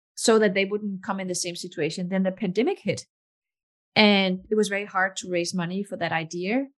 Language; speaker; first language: English; non-native, fluent; Danish